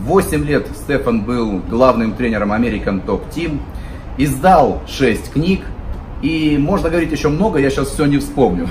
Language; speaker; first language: Russian; native; Russian